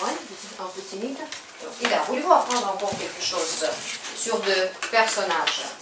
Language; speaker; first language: French; non-native, fluent; Ukrainian